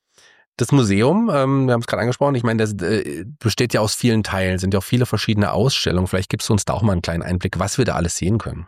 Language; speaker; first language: German; native; German